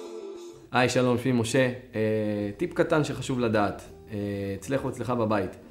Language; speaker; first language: Hebrew; native; Hebrew